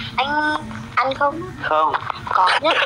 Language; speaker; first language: Vietnamese; non-native, learner; Indonesian